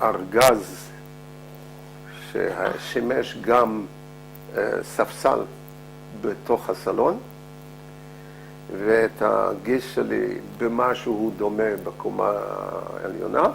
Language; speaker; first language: Hebrew; non-native, fluent; Dutch